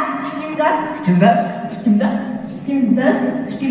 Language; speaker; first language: German; non-native, learner; French